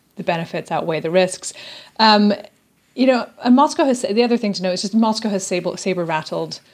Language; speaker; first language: English; native; English